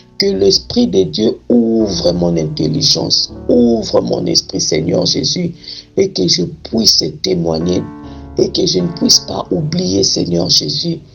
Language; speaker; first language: French; non-native, local second language; Lingala